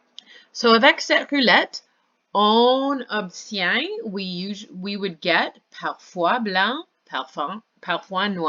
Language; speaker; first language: French; non-native, fluent; English